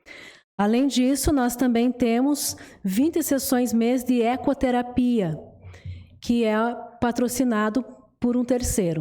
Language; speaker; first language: Portuguese; native; Portuguese